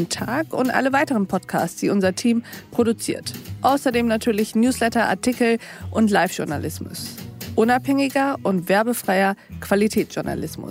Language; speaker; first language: German; native; German